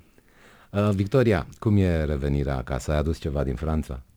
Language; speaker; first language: Romanian; native; Romanian